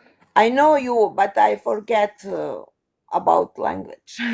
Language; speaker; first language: English; non-native, learner; Serbian